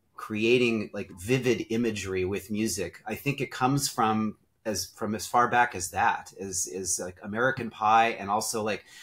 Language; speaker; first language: English; native; English